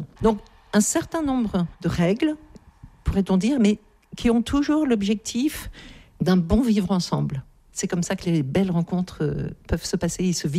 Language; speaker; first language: French; native; French